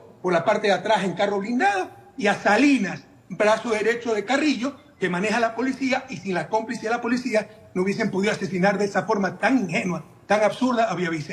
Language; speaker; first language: Spanish; native; Spanish